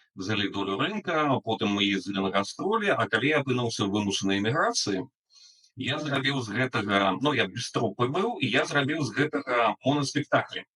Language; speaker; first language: Belarusian; non-native, local second language; Russian